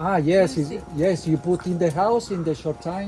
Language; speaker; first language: English; non-native, learner; Italian